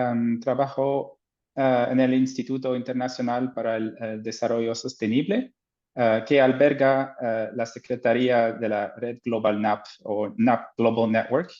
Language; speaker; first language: Spanish; non-native, fluent; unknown